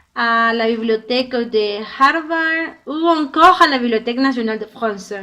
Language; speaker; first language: French; non-native, learner; Spanish